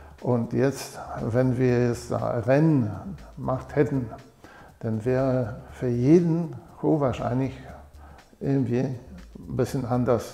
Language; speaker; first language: German; non-native, fluent; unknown